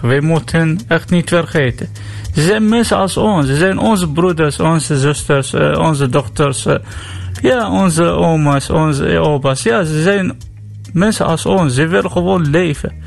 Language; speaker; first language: Dutch; non-native, learner; Arabic